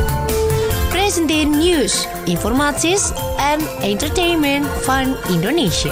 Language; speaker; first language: Dutch; non-native, learner; Indonesian